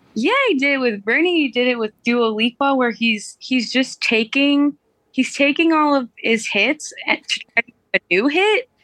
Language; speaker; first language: English; early bilingual, other home language; Romanian